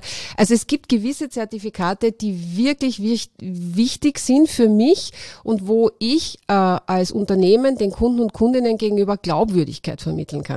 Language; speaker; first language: German; native; German